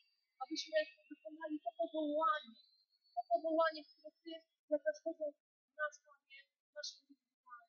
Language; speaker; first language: Polish; native; Polish